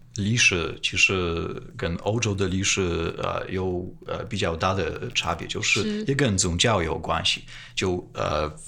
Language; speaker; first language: Chinese; non-native, fluent; Polish